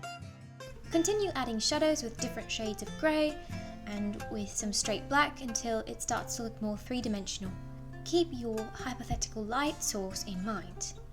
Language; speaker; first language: English; native; English